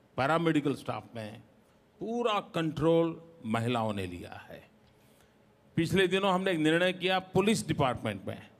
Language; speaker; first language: Hindi; non-native, local second language; Gujarati